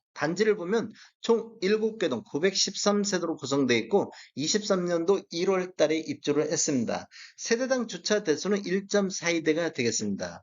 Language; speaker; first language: Korean; native; Korean